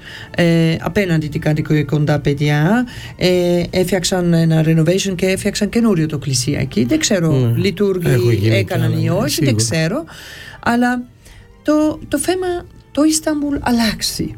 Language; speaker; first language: Greek; early bilingual, heritage; Greek